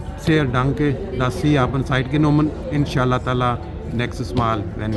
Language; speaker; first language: German; non-native, learner; Urdu